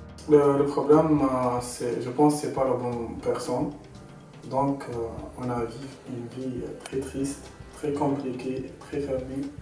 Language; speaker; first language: French; non-native, local second language; Arabic